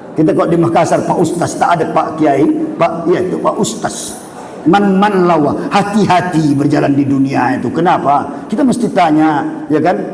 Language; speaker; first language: Malay; non-native, local second language; Buginese